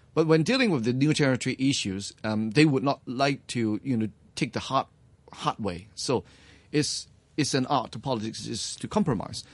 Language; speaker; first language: English; non-native, local second language; Cantonese